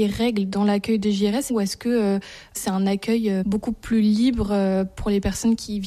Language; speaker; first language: French; native; French